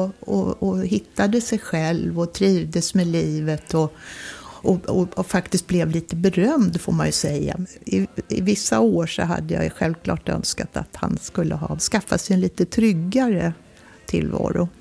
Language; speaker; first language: Swedish; native; Swedish